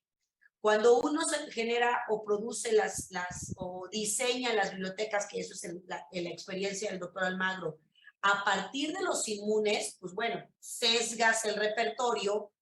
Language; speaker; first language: Spanish; native; Spanish